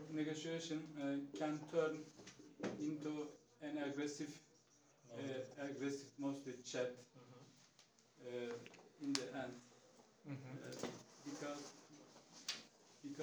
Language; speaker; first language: English; non-native, learner; Turkish